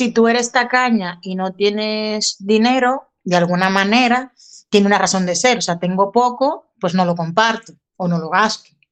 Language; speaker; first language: Spanish; native; Spanish